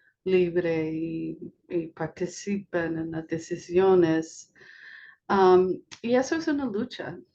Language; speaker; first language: Spanish; non-native, fluent; English